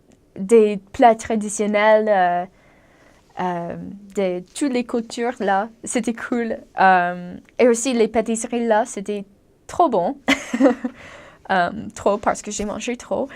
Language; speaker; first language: French; non-native, fluent; English